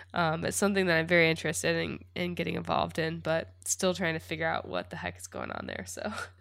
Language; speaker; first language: English; native; English